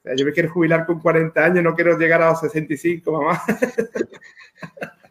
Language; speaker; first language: Spanish; native; Spanish